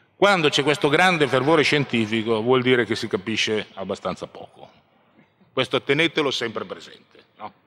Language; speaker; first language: Italian; native; Italian